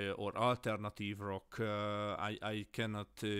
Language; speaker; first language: English; non-native, fluent; Hungarian